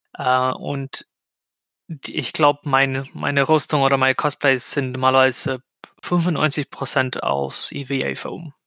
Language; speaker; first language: German; non-native, fluent; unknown